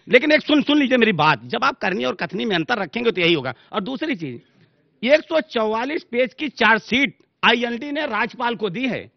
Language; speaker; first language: Hindi; native; Hindi